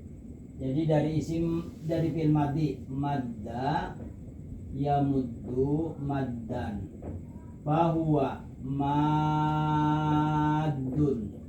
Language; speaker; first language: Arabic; non-native, fluent; Indonesian